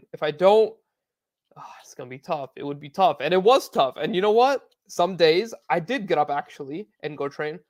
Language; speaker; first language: English; native; English